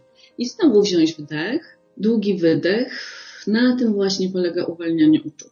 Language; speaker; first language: Polish; native; Polish